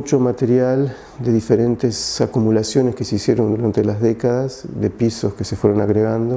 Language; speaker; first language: Spanish; native; Spanish